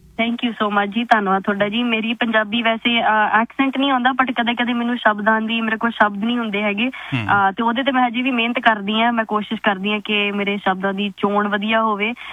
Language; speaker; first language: Punjabi; early bilingual, heritage; Punjabi